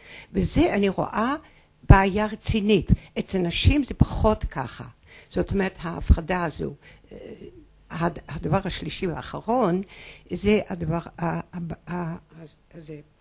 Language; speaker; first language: Hebrew; non-native, fluent; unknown